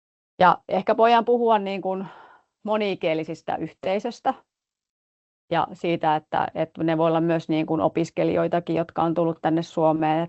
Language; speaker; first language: Finnish; native; Finnish